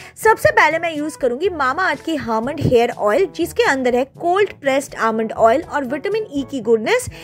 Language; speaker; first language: Hindi; non-native, local second language; Bangla